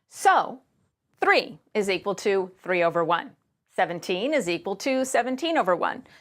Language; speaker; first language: English; native; English